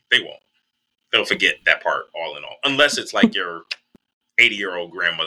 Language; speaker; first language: English; native; English